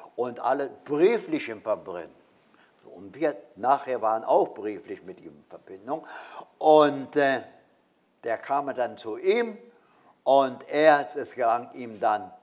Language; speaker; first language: German; native; German